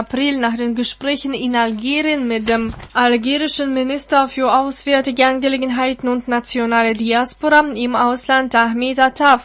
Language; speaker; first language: German; non-native, fluent; Russian